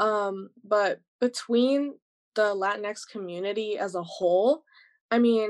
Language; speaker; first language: English; native; English